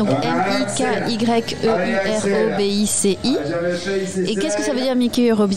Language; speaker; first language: French; native; French